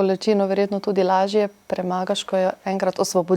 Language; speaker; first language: Slovenian; native; Slovenian